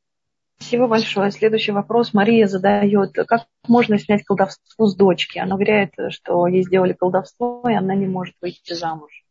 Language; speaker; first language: Russian; native; Russian